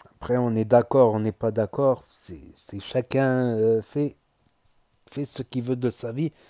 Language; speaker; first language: French; native; French